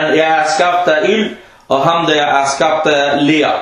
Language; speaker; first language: Danish; non-native, fluent; Arabic